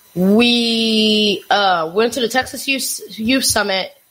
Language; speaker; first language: English; non-native, fluent; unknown